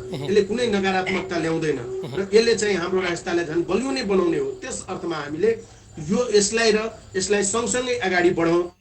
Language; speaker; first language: Nepali; non-native, local second language; Maithili